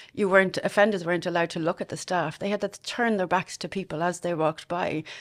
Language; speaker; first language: English; native; English